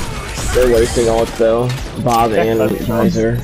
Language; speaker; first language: English; native; English